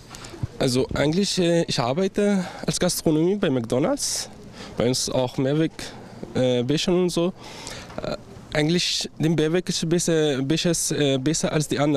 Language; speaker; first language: German; non-native, learner; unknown